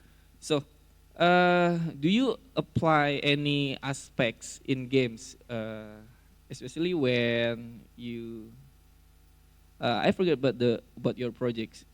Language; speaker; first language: English; non-native, fluent; Indonesian